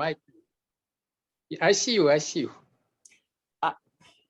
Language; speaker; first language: English; non-native, local second language; Arabic